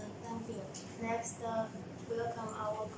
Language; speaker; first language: English; non-native, learner; Chinese